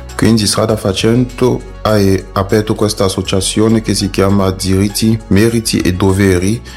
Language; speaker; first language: Italian; non-native, fluent; French